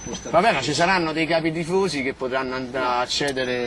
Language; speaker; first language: Italian; native; Italian